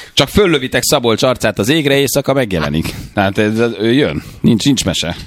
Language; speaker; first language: Hungarian; native; Hungarian